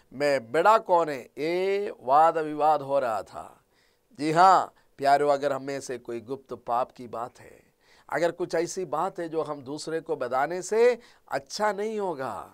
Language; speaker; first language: Hindi; non-native, local second language; Malayalam